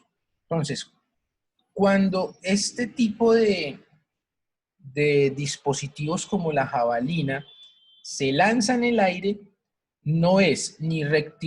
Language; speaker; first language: Spanish; native; Spanish